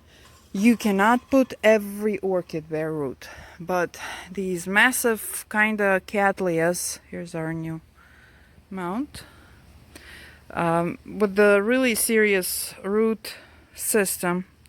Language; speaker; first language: English; non-native, fluent; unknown